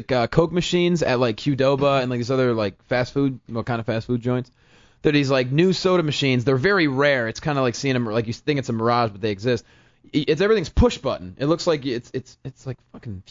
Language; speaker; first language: English; native; English